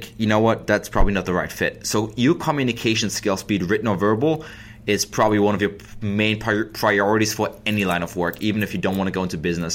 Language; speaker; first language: English; non-native, fluent; German